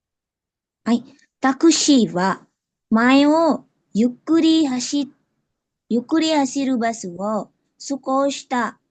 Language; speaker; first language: Japanese; non-native, learner; Indonesian